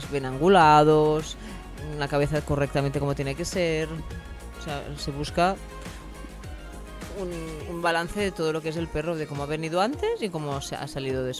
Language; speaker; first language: Spanish; native; Spanish